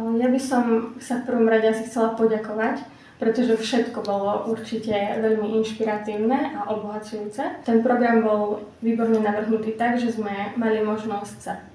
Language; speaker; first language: Slovak; native; Slovak